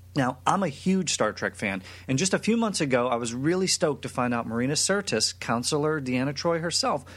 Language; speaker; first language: English; native; English